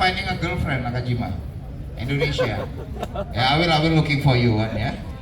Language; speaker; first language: English; non-native, learner; Indonesian